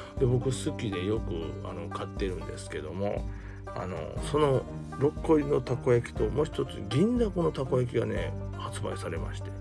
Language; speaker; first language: Japanese; native; Japanese